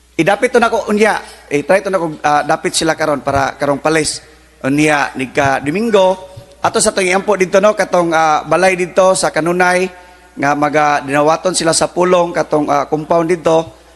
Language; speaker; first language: Cebuano; native; Cebuano